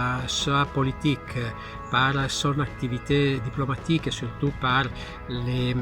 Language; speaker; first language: French; non-native, learner; Italian